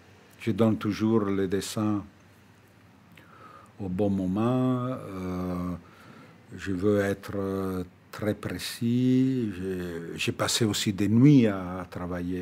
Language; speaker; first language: French; non-native, fluent; Italian